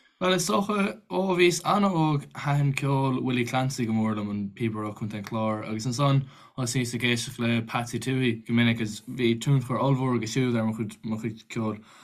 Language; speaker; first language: Irish; native; Irish